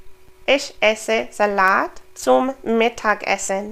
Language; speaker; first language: German; non-native, fluent; English